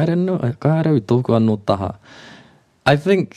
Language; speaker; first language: Māori; non-native, local second language; English